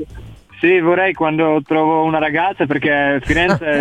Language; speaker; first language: Italian; non-native, learner; Czech